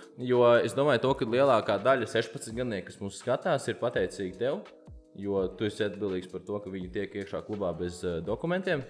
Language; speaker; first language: Latvian; native; Latvian